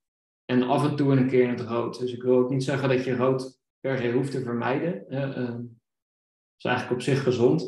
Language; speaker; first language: Dutch; native; Dutch